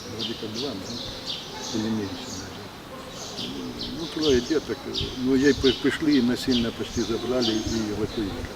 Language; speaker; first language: Russian; native; Russian